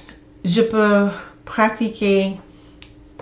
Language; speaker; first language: French; non-native, learner; English